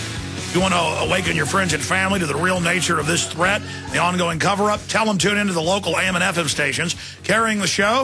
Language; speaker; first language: English; native; English